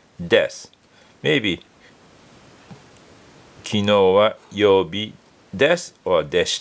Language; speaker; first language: Japanese; non-native, fluent; English